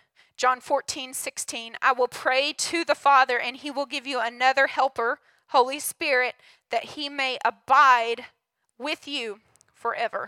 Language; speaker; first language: English; native; English